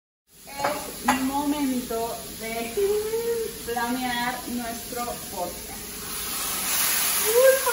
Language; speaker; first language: Italian; non-native, learner; Spanish